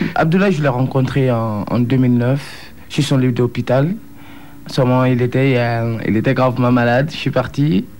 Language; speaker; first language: French; non-native, local second language; Bambara